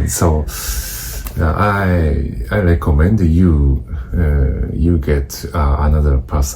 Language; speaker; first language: English; non-native, learner; Japanese